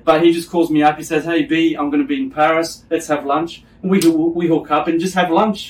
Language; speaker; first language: English; non-native, fluent; French